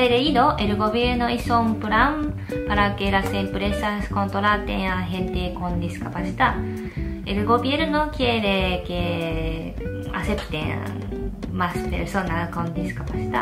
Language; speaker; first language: Spanish; non-native, fluent; Japanese